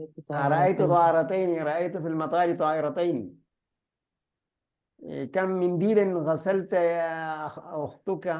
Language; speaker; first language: Arabic; non-native, learner; Malayalam